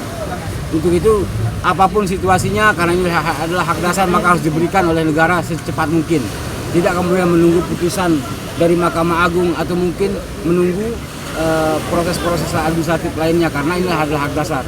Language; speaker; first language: Indonesian; native; Indonesian